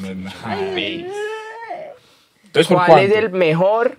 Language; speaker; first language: Spanish; native; Spanish